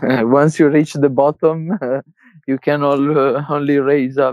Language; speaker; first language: English; non-native, fluent; Italian